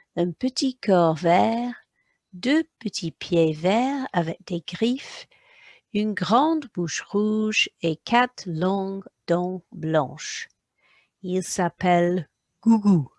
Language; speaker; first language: French; non-native, fluent; English